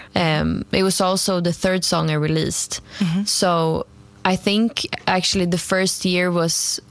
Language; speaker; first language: English; non-native, fluent; Swedish